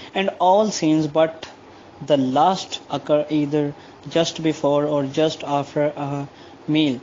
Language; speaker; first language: English; non-native, local second language; Urdu